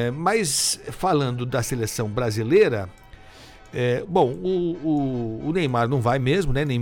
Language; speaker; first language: Portuguese; native; Portuguese